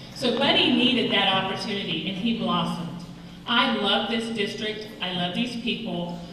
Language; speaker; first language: English; native; English